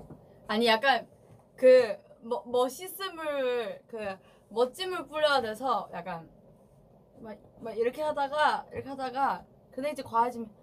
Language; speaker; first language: Korean; non-native, fluent; Chinese